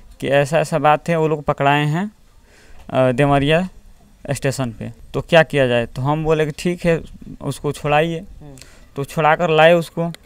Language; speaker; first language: Hindi; native; Hindi